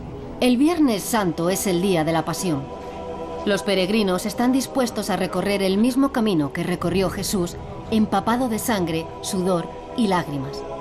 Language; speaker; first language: Spanish; native; Spanish